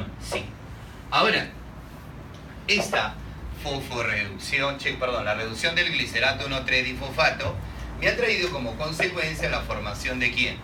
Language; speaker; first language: Spanish; native; Spanish